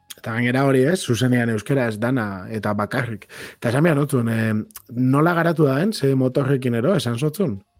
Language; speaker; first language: Basque; native; Basque